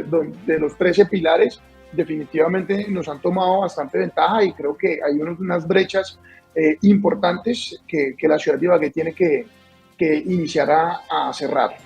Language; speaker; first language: Spanish; native; Spanish